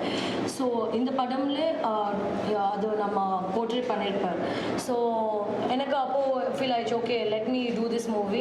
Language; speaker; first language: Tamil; non-native, learner; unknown